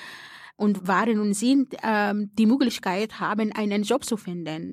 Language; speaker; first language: German; non-native, fluent; Arabic